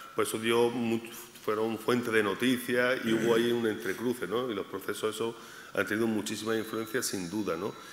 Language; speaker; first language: Spanish; native; Spanish